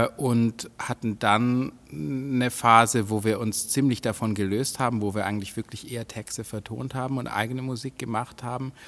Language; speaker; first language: German; native; German